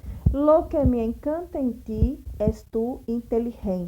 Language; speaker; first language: Spanish; non-native, fluent; Portuguese